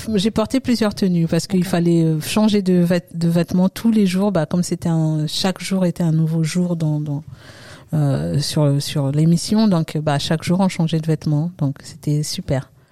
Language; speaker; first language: French; early bilingual, other home language; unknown